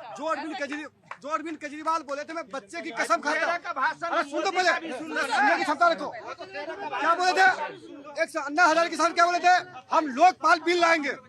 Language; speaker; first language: Hindi; native; Hindi